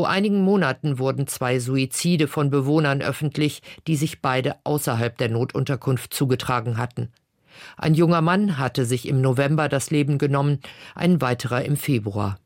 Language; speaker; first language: German; native; German